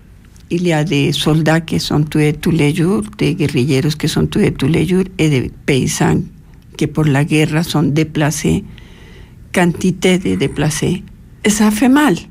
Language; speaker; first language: French; non-native, fluent; Spanish